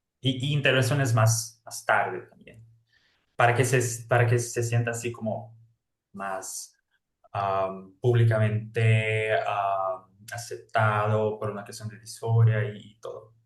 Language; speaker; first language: Spanish; non-native, fluent; Portuguese